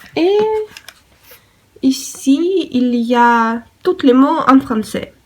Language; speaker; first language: French; non-native, learner; Russian